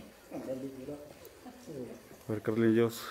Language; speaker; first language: Spanish; native; Spanish